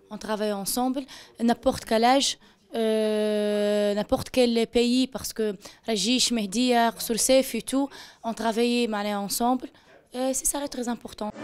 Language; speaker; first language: French; non-native, local second language; Arabic